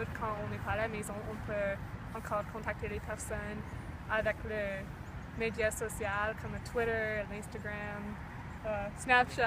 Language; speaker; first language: French; non-native, learner; English